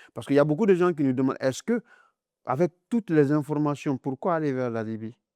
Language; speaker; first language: French; non-native, local second language; Mandingo